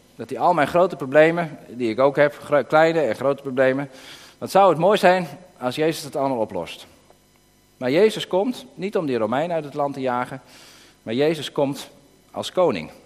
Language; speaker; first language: Dutch; native; Dutch